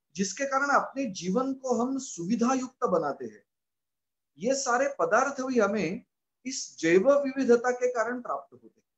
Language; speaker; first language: Hindi; non-native, local second language; Marathi